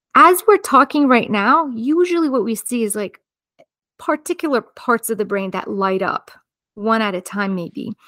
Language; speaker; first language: English; non-native, fluent; Persian